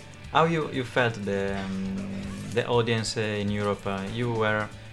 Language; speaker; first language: English; non-native, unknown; Italian